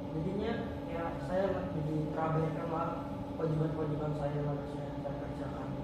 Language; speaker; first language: Indonesian; native; Indonesian